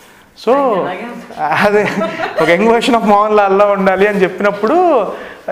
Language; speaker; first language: Telugu; native; Telugu